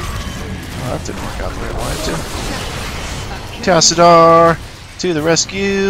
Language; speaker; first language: English; native; English